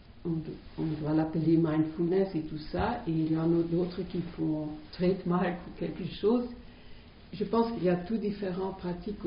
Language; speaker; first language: French; non-native, fluent; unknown